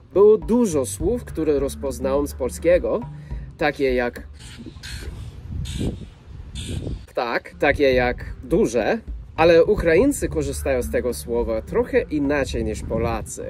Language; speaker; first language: Polish; non-native, fluent; English